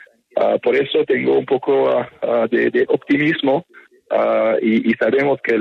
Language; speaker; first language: Spanish; non-native, fluent; French